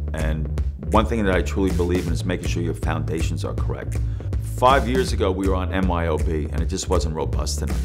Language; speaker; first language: English; native; English